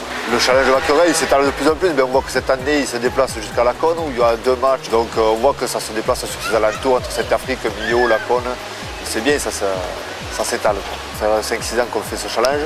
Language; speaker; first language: French; native; French